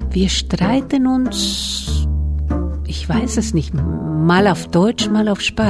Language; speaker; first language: German; non-native, fluent; Spanish